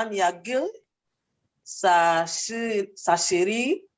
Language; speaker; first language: Korean; non-native, learner; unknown